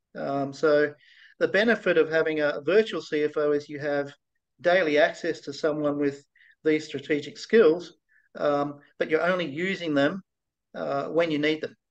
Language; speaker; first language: English; native; English